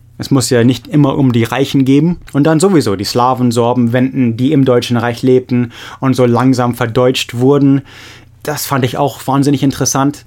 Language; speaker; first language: German; non-native, fluent; English